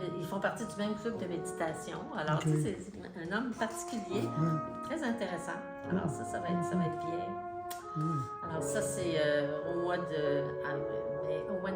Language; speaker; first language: French; native; French